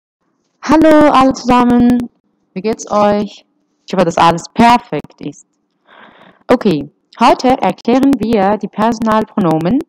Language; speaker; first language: German; non-native, fluent; Arabic